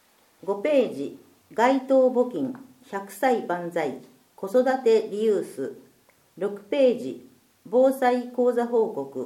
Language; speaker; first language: Japanese; native; Japanese